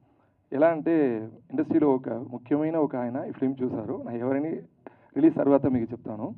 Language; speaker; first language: Telugu; non-native, local second language; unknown